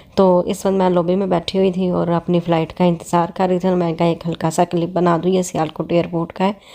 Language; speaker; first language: Urdu; non-native, local second language; Punjabi